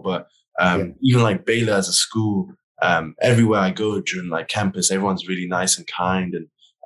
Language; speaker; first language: English; native; English